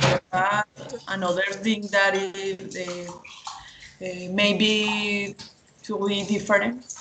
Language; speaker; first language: English; non-native, learner; Spanish